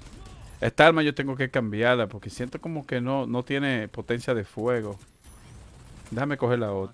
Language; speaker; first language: Spanish; native; Spanish